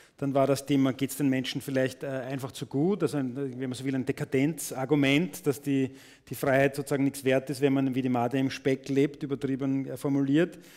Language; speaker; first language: German; native; German